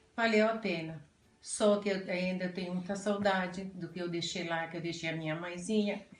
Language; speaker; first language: Portuguese; non-native, fluent; Italian